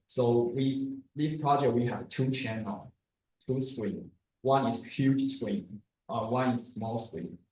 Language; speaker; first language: English; non-native, learner; Chinese